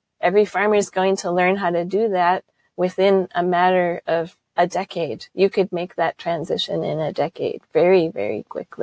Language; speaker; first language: English; native; English